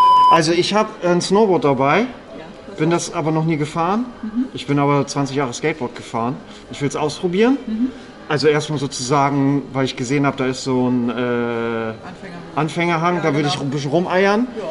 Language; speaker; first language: German; native; German